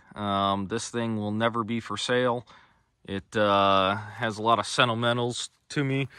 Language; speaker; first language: English; native; English